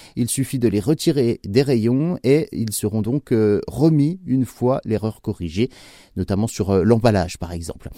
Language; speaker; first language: French; native; French